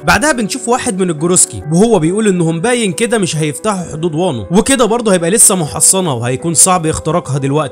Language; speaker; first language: Arabic; native; Arabic